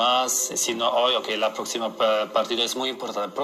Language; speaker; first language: Spanish; non-native, learner; Polish